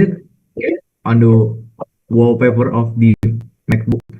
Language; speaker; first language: English; non-native, learner; Indonesian